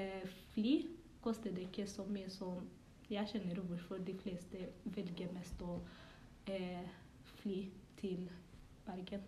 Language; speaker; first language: Norwegian; early bilingual, other home language; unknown